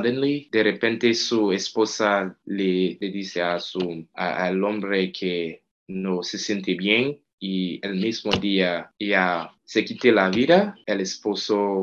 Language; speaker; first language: Spanish; non-native, fluent; Haitian Creole